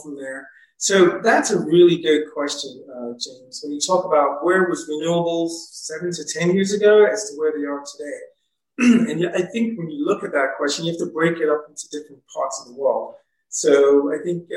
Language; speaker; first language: English; native; English